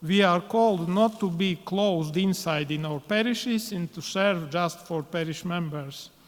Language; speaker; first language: English; non-native, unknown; Latvian